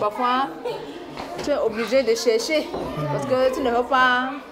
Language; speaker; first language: French; non-native, local second language; English